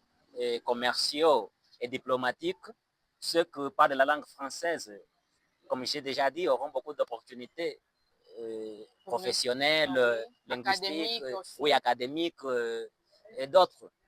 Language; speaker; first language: French; non-native, fluent; Portuguese